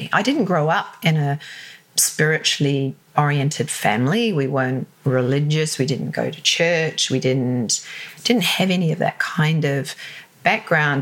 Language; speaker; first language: English; native; English